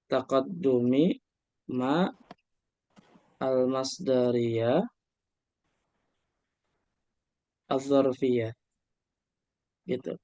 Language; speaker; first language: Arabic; non-native, fluent; Indonesian